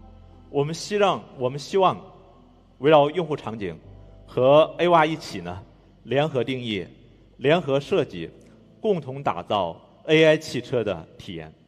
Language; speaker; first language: Chinese; native; Chinese